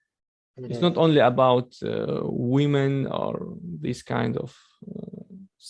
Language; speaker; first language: English; non-native, learner; Chechen